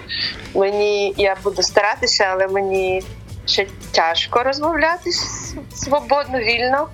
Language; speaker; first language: Ukrainian; non-native, local second language; Russian